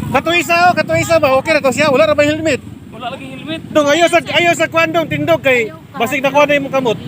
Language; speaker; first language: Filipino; non-native, local second language; Cebuano